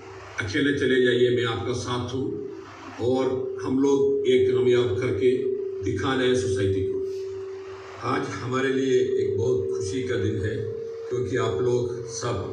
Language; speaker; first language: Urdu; non-native, local second language; Malayalam